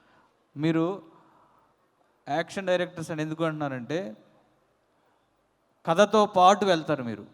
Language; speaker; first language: Telugu; native; Telugu